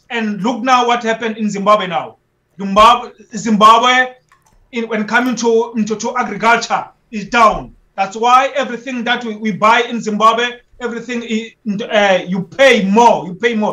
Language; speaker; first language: English; non-native, local second language; Xhosa